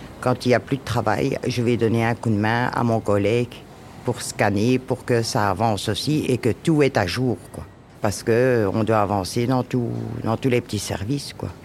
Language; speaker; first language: French; native; French